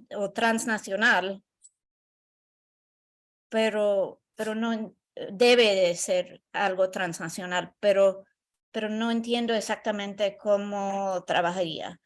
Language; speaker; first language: Spanish; non-native, learner; English